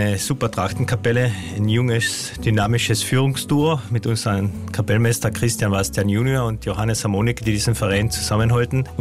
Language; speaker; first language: German; native; German